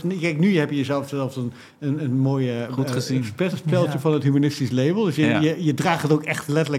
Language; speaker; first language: Dutch; native; Dutch